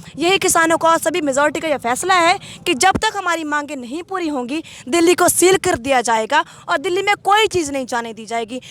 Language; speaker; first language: Hindi; non-native, local second language; Punjabi